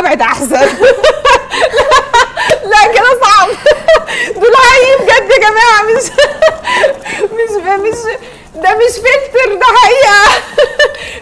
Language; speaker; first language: Arabic; native; Arabic